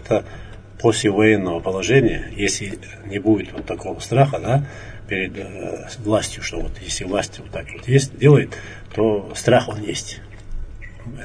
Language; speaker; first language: Russian; non-native, local second language; Chechen